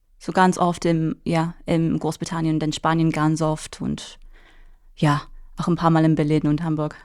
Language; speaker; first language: German; non-native, fluent; English